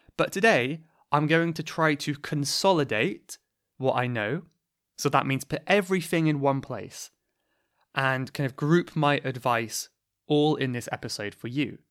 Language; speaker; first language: English; native; English